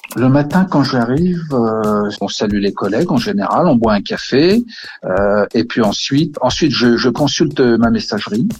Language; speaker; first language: French; native; French